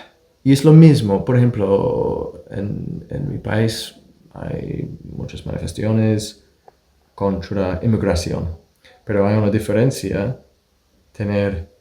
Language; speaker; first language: Spanish; non-native, fluent; English